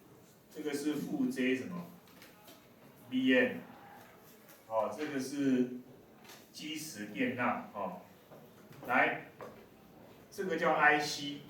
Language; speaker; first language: Chinese; native; Chinese